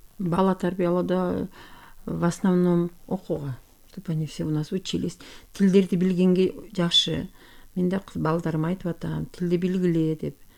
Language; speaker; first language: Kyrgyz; non-native, local second language; Turkish